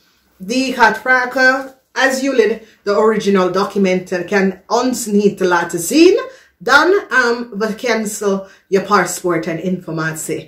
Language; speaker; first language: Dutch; non-native, learner; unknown